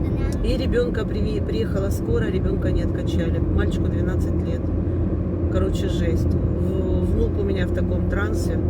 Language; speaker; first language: Russian; native; Russian